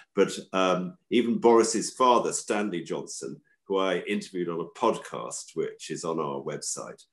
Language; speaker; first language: English; native; English